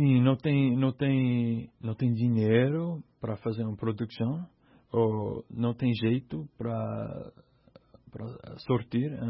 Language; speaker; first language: Portuguese; non-native, learner; English